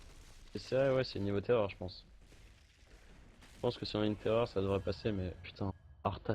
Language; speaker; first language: French; native; French